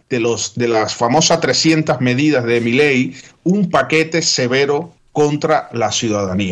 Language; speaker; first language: Spanish; native; Spanish